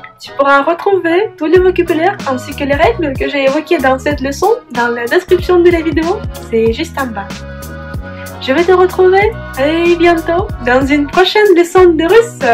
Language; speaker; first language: French; non-native, fluent; Russian